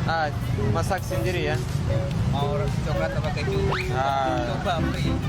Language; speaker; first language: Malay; non-native, learner; English